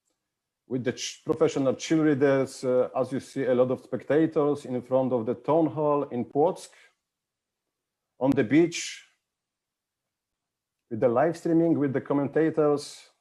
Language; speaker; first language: English; non-native, fluent; Polish